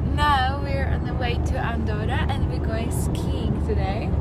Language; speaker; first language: English; non-native, fluent; Polish